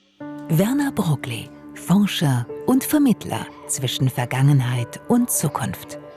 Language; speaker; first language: German; native; German